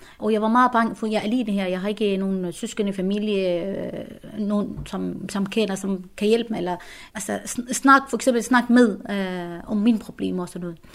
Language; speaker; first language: Danish; non-native, fluent; Arabic